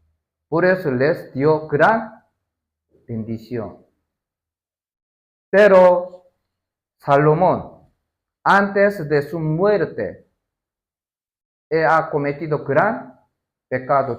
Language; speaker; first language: Spanish; non-native, learner; Korean